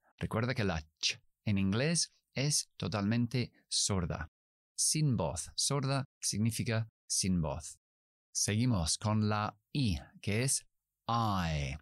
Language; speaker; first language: Spanish; non-native, fluent; English